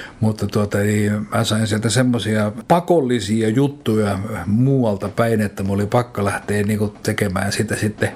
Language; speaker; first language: Finnish; native; Finnish